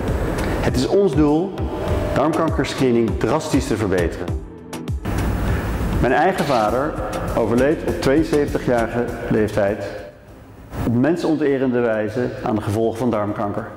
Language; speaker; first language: Dutch; native; Dutch